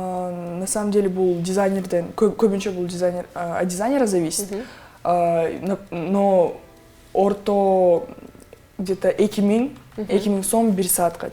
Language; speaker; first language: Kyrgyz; non-native, local second language; Russian